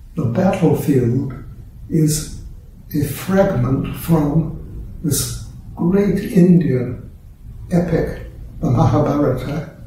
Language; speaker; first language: English; native; English